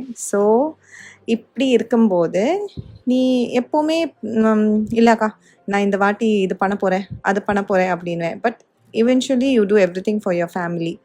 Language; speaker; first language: Tamil; native; Tamil